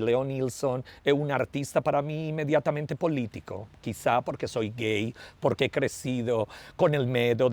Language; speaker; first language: Portuguese; non-native, learner; Spanish